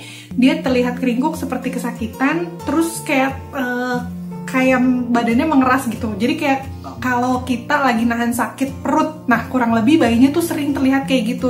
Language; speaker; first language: Indonesian; native; Indonesian